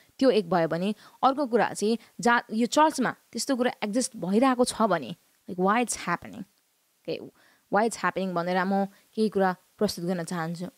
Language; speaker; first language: Nepali; native; Nepali